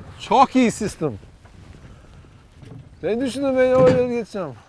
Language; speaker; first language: Turkish; non-native, learner; English